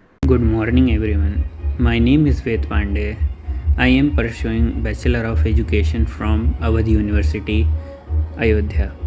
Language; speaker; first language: English; non-native, learner; Hindi